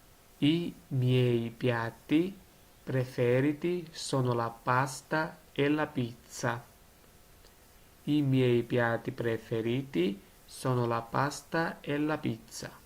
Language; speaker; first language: Italian; non-native, learner; Georgian